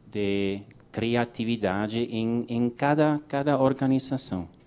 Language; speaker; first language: Portuguese; non-native, learner; English